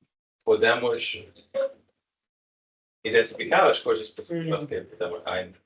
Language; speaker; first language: Portuguese; non-native, learner; Spanish